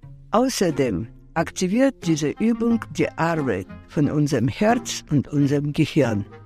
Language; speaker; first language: German; non-native, fluent; Russian